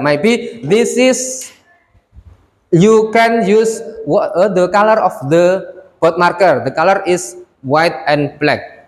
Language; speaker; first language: English; non-native, fluent; Indonesian